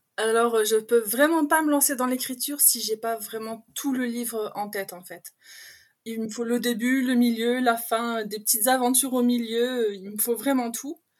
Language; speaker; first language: French; native; French